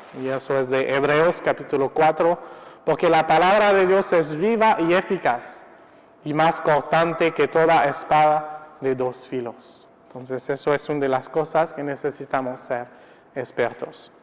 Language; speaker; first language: Spanish; non-native, fluent; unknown